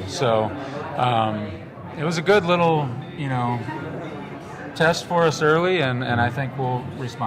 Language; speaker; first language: English; native; English